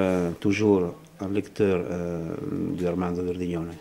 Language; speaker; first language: French; non-native, fluent; Italian